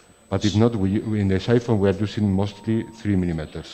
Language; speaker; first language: English; non-native, fluent; Spanish